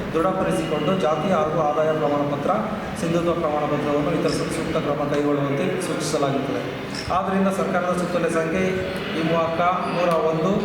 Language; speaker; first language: Kannada; native; Kannada